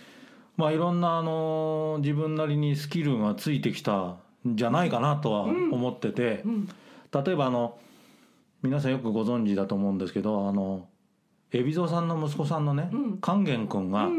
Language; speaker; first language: Japanese; native; Japanese